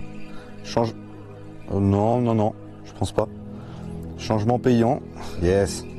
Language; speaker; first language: French; native; French